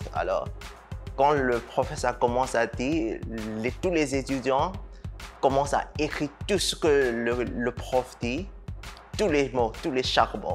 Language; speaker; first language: French; non-native, fluent; Burmese